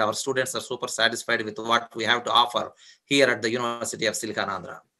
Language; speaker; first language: English; non-native, local second language; Telugu